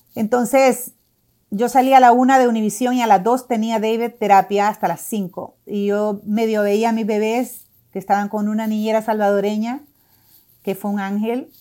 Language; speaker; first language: Spanish; native; Spanish